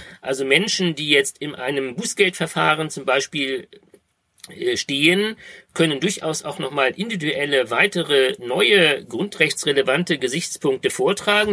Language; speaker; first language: German; native; German